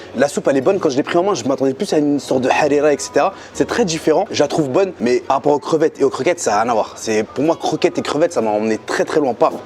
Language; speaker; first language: French; early bilingual, other home language; Riffian